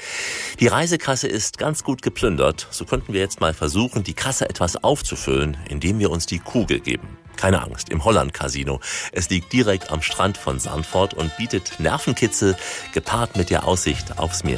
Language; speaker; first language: German; native; German